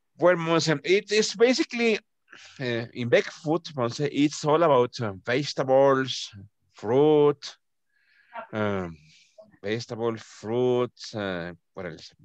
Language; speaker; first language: English; non-native, fluent; Spanish